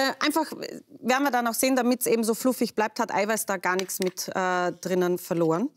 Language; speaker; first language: German; native; German